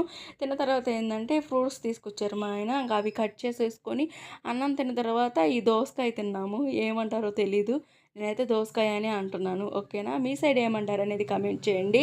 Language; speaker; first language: Telugu; native; Telugu